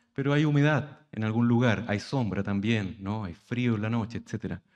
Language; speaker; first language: Spanish; native; Spanish